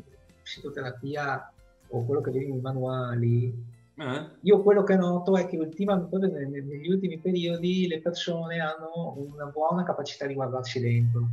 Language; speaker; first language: Italian; native; Italian